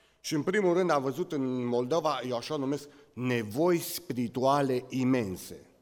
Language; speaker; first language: Romanian; native; Romanian